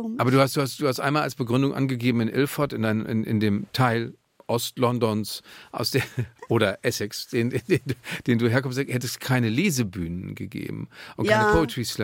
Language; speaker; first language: German; native; German